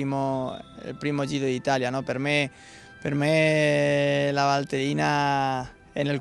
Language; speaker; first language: Italian; non-native, learner; Spanish